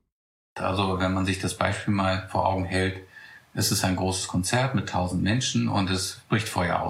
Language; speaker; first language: German; native; German